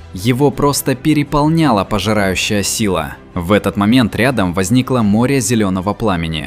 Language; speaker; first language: Russian; native; Russian